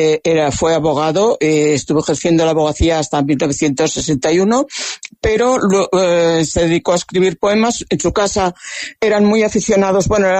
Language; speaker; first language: Spanish; native; Spanish